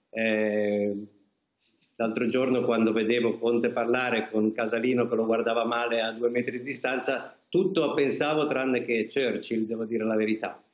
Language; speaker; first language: Italian; native; Italian